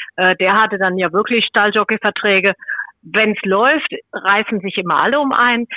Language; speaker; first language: German; native; German